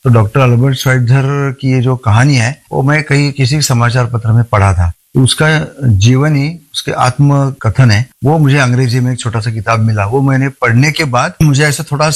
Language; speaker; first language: Hindi; non-native, local second language; Marathi